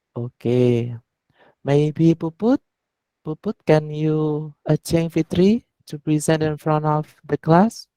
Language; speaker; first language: English; non-native, learner; Indonesian